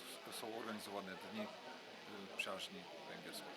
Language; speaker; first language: Polish; non-native, fluent; Hungarian